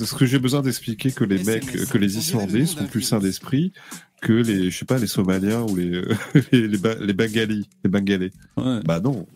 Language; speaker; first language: French; native; French